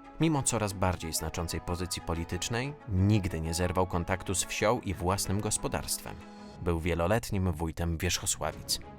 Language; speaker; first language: Polish; native; Polish